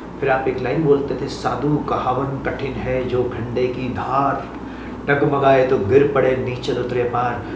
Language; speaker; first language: Hindi; non-native, local second language; Punjabi